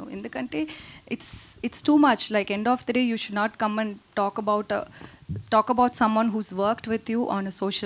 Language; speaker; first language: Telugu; non-native, learner; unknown